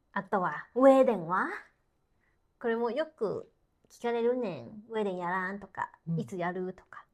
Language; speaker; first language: Japanese; non-native, fluent; Cantonese